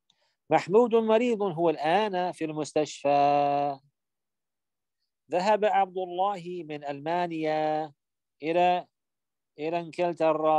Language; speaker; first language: Arabic; non-native, fluent; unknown